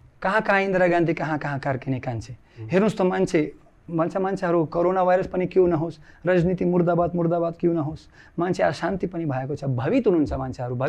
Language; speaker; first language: Nepali; non-native, fluent; Russian